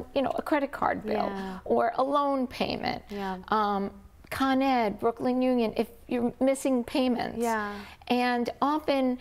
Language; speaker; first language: English; native; English